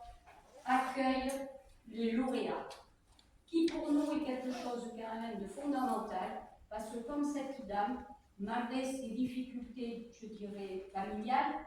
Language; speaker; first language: French; native; French